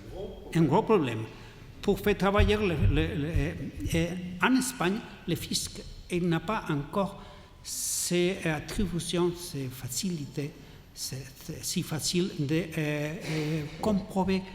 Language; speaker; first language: French; non-native, learner; Catalan